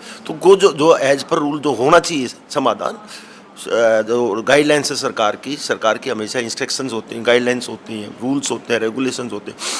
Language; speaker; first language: Hindi; native; Hindi